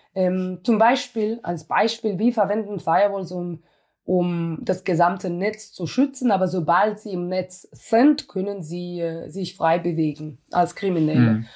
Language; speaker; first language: German; non-native, fluent; Hebrew